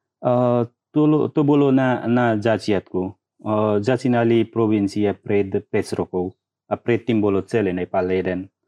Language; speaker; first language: Slovak; non-native, learner; Nepali